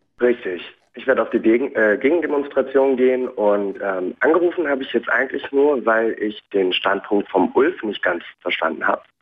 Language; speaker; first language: German; native; German